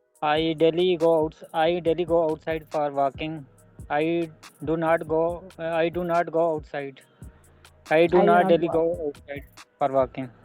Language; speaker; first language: English; non-native, learner; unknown